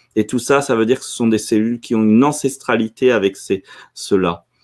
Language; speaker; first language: French; native; French